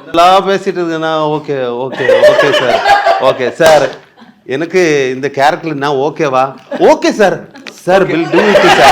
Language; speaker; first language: Tamil; non-native, learner; Malayalam